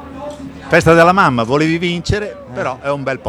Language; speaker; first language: Italian; native; Italian